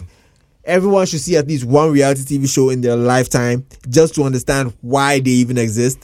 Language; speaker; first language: English; non-native, local second language; Akan